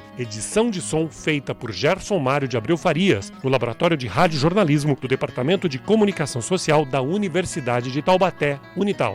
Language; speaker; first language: Portuguese; native; Portuguese